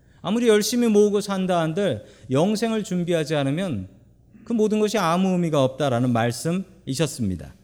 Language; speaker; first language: Korean; native; Korean